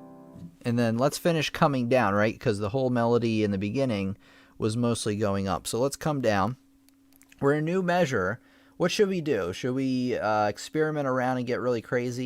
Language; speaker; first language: English; native; English